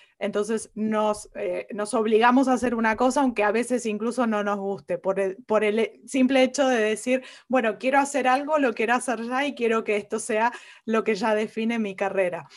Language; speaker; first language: Spanish; native; Spanish